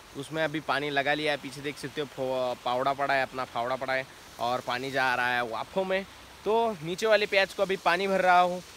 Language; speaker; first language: Hindi; non-native, local second language; Marathi